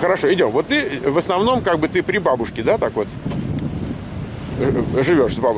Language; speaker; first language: Russian; native; Russian